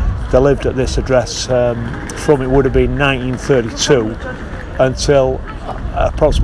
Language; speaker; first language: English; native; English